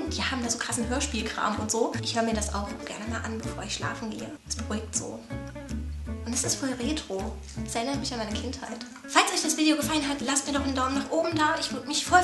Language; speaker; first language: German; native; German